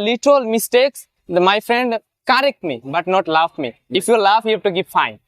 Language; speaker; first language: English; non-native, learner; Bangla